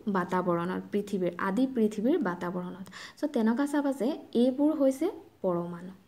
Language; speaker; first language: Assamese; non-native, local second language; Bangla